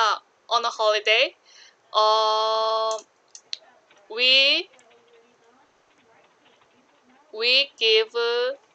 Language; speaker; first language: English; non-native, learner; Korean